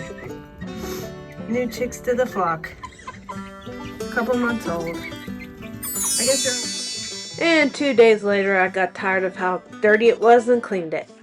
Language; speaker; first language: English; native; English